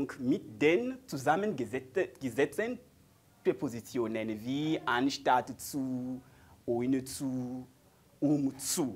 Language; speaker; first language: German; non-native, learner; French